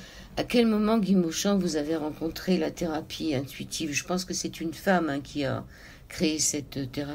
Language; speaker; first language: French; native; French